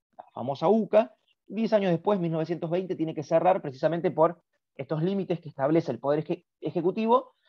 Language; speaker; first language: Spanish; native; Spanish